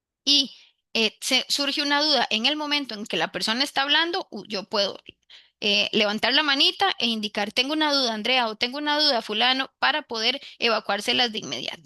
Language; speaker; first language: Spanish; native; Spanish